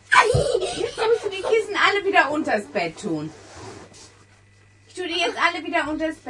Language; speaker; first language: German; native; German